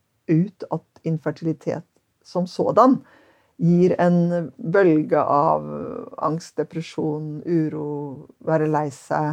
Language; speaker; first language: Norwegian; native; Norwegian